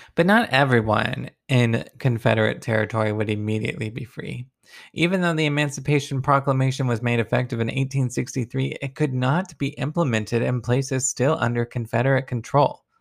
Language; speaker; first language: English; native; English